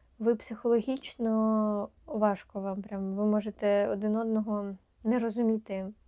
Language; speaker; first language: Ukrainian; non-native, local second language; Russian